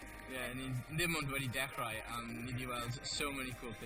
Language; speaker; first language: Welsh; non-native, local second language; English